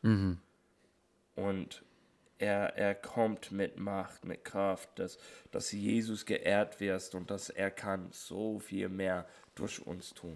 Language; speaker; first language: German; non-native, fluent; English